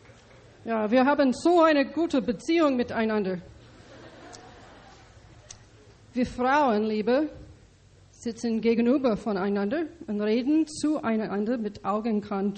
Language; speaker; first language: German; non-native, learner; English